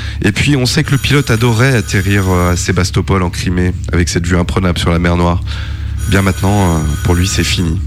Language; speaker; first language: French; native; French